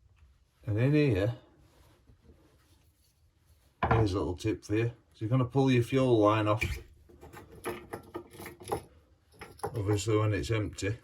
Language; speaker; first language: English; native; English